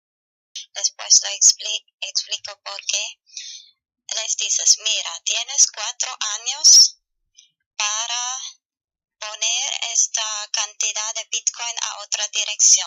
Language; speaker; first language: Spanish; non-native, fluent; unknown